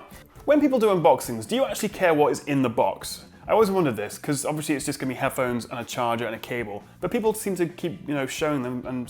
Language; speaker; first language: English; native; English